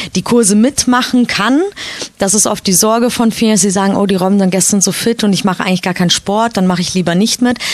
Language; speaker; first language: German; native; German